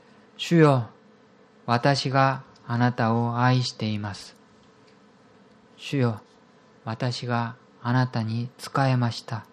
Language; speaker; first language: Japanese; non-native, fluent; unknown